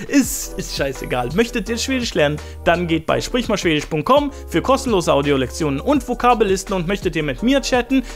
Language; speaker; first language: German; non-native, fluent; Swedish